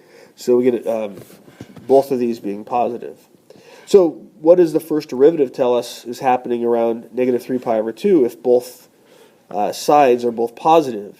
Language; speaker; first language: English; native; English